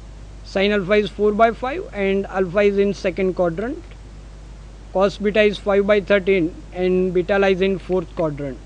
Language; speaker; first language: English; non-native, local second language; Gujarati